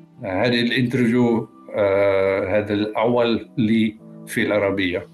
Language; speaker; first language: Arabic; non-native, learner; Dutch